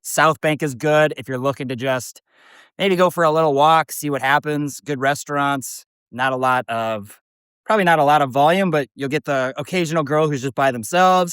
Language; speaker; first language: English; native; English